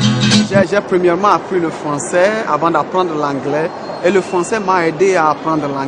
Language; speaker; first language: French; non-native, fluent; Vietnamese